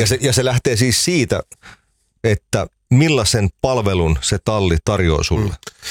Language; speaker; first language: Finnish; native; Finnish